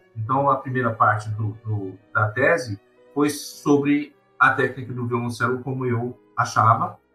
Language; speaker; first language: Portuguese; non-native, fluent; English